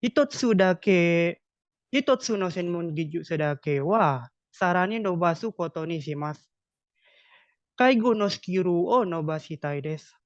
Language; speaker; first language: Japanese; non-native, learner; Indonesian